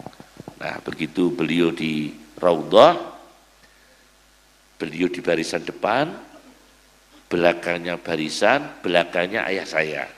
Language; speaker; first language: Indonesian; native; Indonesian